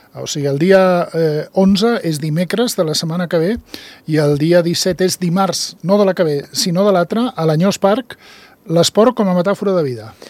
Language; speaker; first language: Catalan; native; Catalan